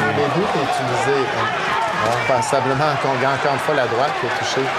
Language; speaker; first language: French; native; French